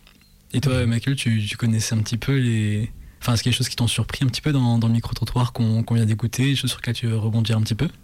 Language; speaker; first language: French; native; French